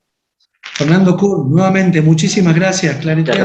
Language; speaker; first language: Spanish; native; Spanish